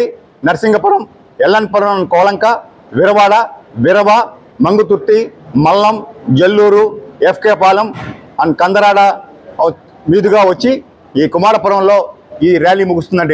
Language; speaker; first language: Telugu; native; Telugu